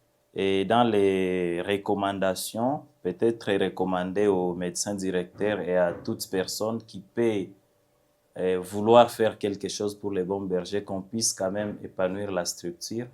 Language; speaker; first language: French; non-native, local second language; Swahili